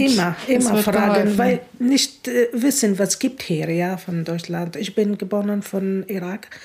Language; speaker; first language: German; non-native, learner; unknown